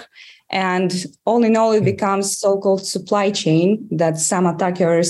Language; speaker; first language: English; non-native, fluent; Russian